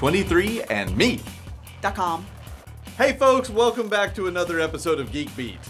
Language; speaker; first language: English; native; English